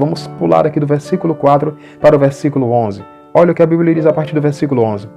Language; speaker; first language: Portuguese; native; Portuguese